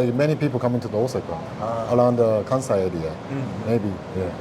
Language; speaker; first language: English; non-native, learner; Japanese